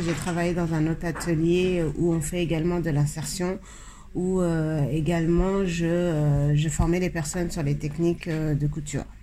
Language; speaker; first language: French; native; French